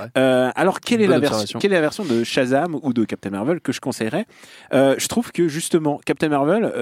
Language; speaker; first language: French; non-native, fluent; Russian